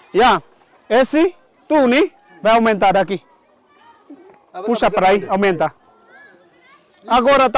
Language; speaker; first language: Portuguese; non-native, learner; Vietnamese